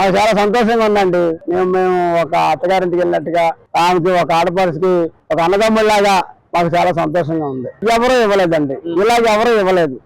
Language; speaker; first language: Telugu; native; Telugu